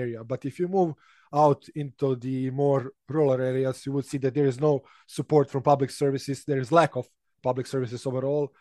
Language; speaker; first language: English; non-native, fluent; Serbian